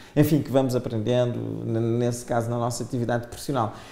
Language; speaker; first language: Portuguese; non-native, local second language; Kabuverdianu